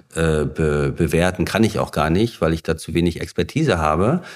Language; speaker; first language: German; native; German